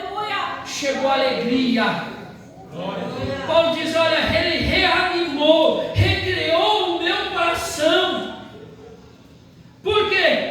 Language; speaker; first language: Portuguese; native; Portuguese